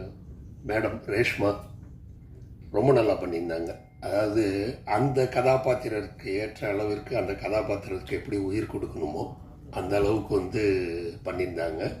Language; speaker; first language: Tamil; native; Tamil